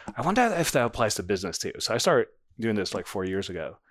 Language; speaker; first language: English; non-native, fluent; Dutch